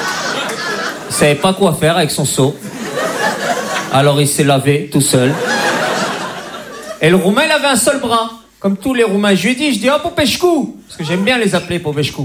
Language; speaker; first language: French; native; French